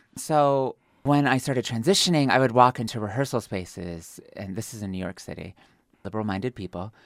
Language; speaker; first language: English; native; English